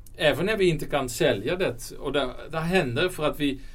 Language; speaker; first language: Swedish; non-native, fluent; Dutch